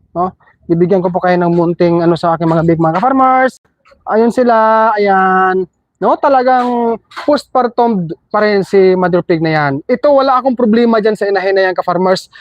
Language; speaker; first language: Filipino; non-native, local second language; Cebuano